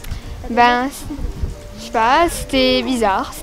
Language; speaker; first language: French; native; French